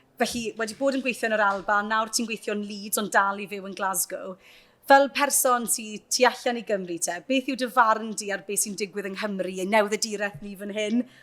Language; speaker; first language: Welsh; native; Welsh